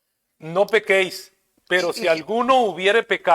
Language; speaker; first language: Spanish; native; Spanish